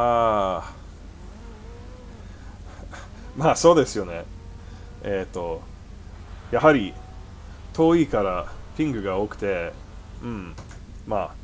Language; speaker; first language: Japanese; non-native, fluent; English